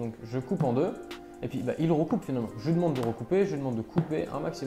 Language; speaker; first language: French; native; French